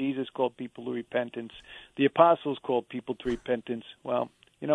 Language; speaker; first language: English; native; English